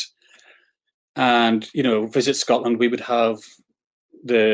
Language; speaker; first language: English; native; English